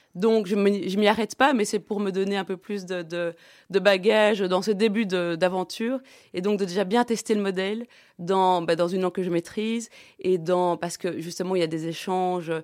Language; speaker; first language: French; native; French